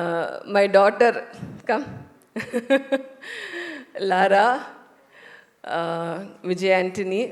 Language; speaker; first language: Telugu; non-native, learner; Tamil